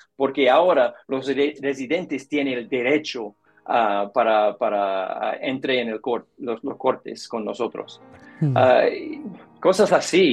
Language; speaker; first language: Spanish; non-native, learner; English